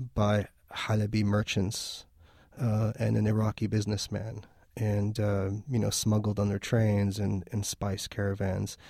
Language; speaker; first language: English; early bilingual, other home language; Armenian